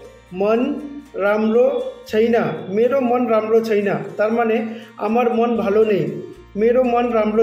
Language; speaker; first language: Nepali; non-native, learner; Bangla